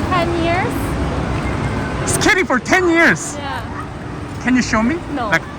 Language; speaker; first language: English; non-native, learner; Korean